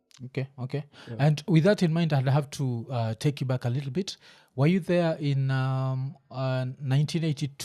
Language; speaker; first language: English; non-native, local second language; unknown